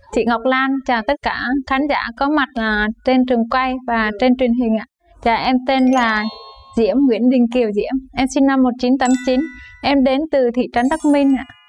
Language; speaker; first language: Vietnamese; native; Vietnamese